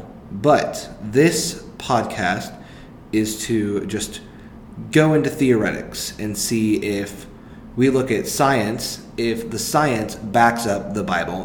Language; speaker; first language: English; native; English